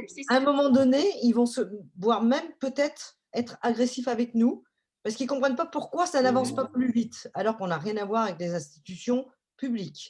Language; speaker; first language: French; native; French